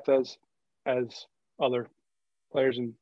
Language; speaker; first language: English; native; English